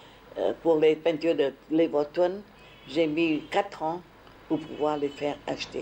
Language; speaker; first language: French; non-native, fluent; Vietnamese